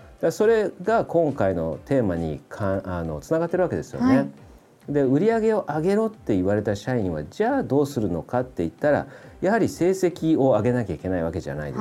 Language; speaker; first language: Japanese; native; Japanese